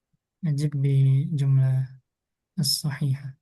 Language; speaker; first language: Arabic; non-native, fluent; Indonesian